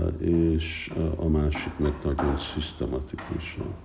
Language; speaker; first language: Hungarian; early bilingual, heritage; Hungarian